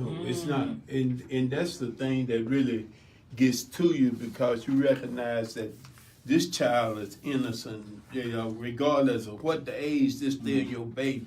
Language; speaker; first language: English; native; English